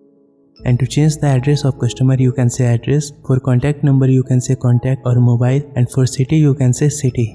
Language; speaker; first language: English; non-native, local second language; Hindi